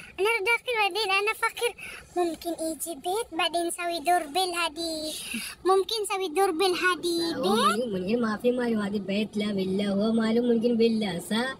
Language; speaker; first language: Arabic; non-native, learner; Filipino